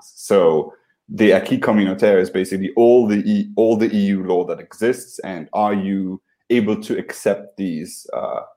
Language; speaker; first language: English; non-native, fluent; Luxembourgish